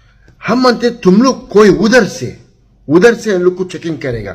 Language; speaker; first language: Hindi; non-native, learner; Arabic